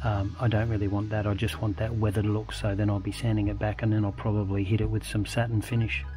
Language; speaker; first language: English; native; English